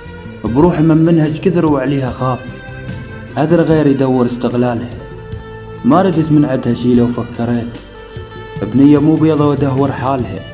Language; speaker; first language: Arabic; native; Arabic